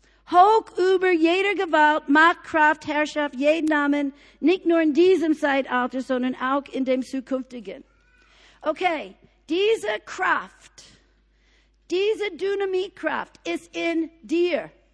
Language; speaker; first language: German; non-native, fluent; English